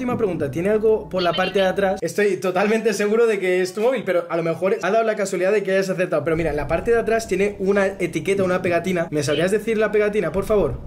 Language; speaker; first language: Spanish; native; Spanish